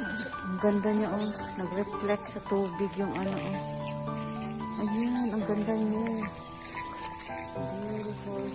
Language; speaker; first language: Filipino; non-native, local second language; Cebuano